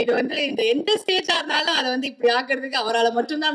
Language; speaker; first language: Tamil; native; Tamil